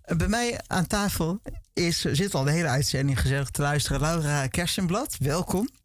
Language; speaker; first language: Dutch; native; Dutch